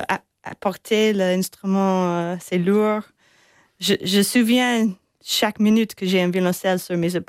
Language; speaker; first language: French; non-native, fluent; English